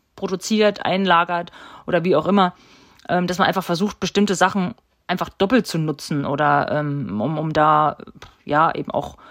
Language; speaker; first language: German; native; German